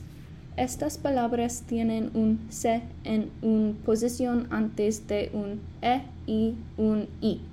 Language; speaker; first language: Spanish; non-native, fluent; English